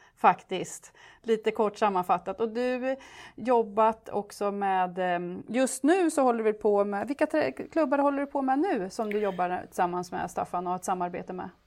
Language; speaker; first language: Swedish; native; Swedish